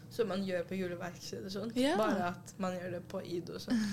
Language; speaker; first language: Norwegian; early bilingual, other home language; Urdu